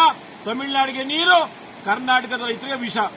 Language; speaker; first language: Kannada; native; Kannada